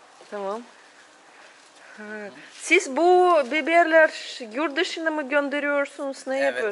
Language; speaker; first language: Turkish; non-native, fluent; Russian